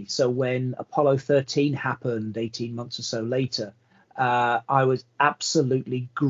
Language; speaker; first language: English; native; English